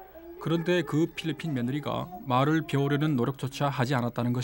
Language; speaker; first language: Korean; native; Korean